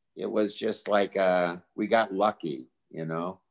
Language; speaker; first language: English; native; English